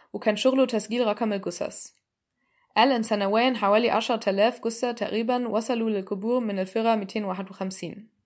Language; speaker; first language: Arabic; non-native, fluent; German